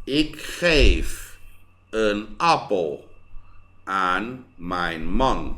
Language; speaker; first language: Dutch; non-native, fluent; Thai